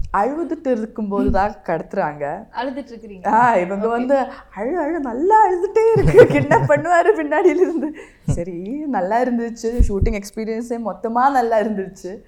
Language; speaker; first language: Tamil; non-native, learner; Malayalam